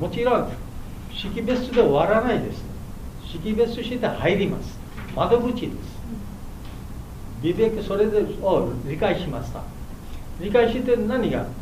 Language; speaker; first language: Japanese; non-native, learner; Bangla